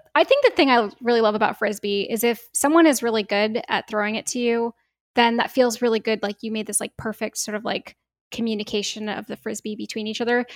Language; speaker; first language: English; native; English